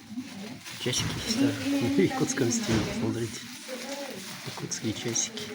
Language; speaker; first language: Russian; non-native, local second language; Yakut